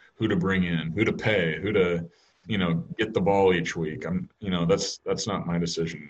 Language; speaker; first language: English; native; English